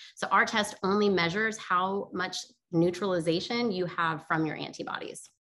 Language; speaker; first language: English; native; English